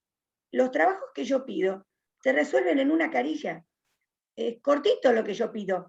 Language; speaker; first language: Spanish; native; Spanish